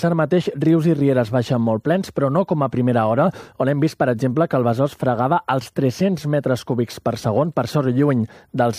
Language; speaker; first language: Catalan; native; Catalan